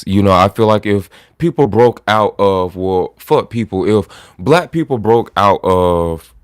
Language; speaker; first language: English; native; English